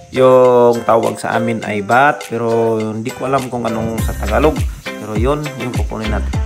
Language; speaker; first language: Filipino; non-native, local second language; Cebuano